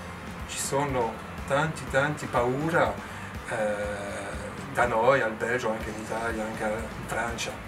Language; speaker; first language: Italian; non-native, learner; French